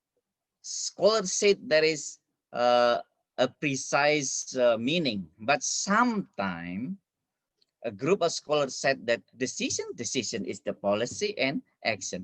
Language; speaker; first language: English; non-native, fluent; Indonesian